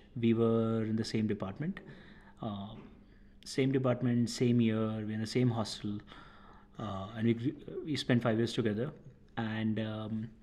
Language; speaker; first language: English; non-native, local second language; Hindi